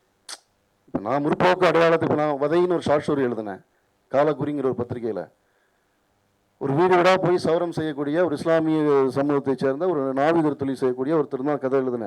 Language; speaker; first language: Tamil; native; Tamil